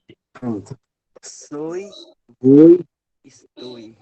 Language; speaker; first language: Spanish; non-native, learner; Portuguese